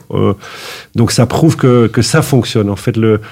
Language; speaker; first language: French; native; French